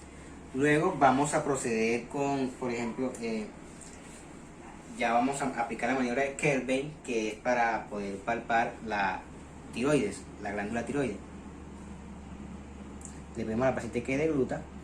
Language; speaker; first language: Spanish; native; Spanish